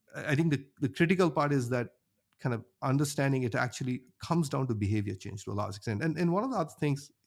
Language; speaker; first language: English; non-native, local second language; Bangla